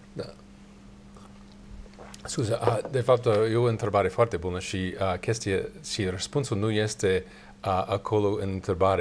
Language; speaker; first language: Romanian; non-native, learner; English